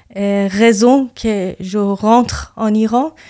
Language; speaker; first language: French; non-native, learner; Persian